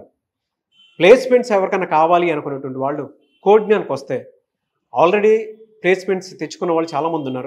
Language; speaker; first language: Telugu; native; Telugu